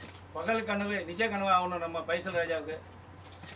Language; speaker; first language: Tamil; native; Tamil